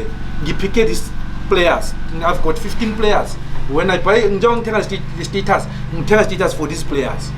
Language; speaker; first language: English; non-native, local second language; Zulu